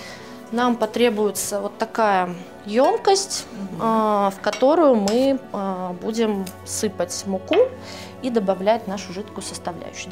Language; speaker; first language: Russian; native; Russian